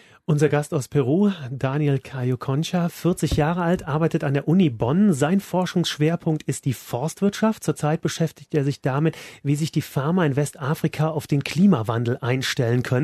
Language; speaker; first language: German; native; German